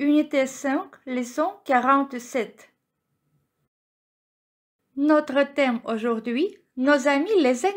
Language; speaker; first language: French; non-native, fluent; Ukrainian